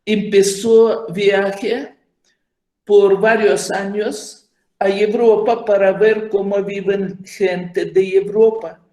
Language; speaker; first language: Spanish; non-native, fluent; Ukrainian